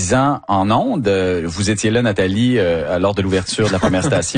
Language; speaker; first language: French; native; French